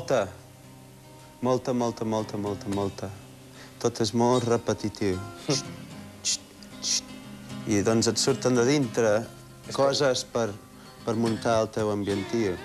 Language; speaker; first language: Catalan; early bilingual, heritage; Catalan